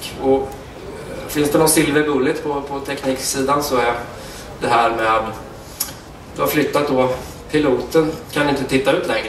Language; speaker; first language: Swedish; native; Swedish